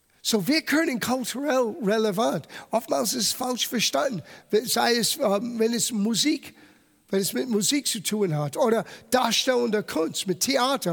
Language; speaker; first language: German; non-native, fluent; English